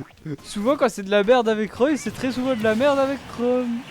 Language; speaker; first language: French; native; French